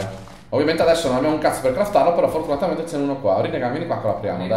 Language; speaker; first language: Italian; native; Italian